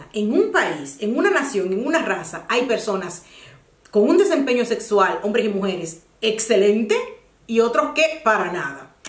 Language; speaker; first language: Spanish; native; Spanish